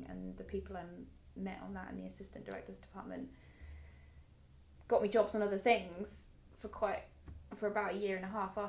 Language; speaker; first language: English; native; English